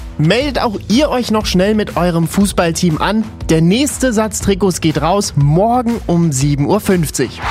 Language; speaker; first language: German; native; German